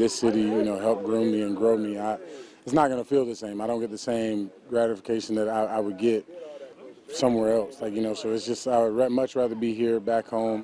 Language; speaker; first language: English; native; English